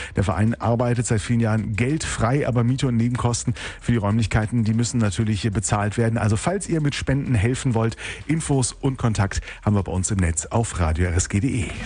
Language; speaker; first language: German; native; German